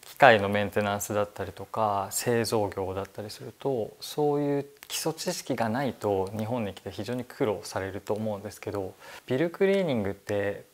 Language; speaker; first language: Japanese; native; Japanese